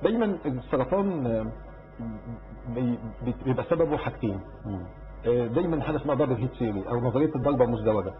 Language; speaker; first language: Arabic; native; Arabic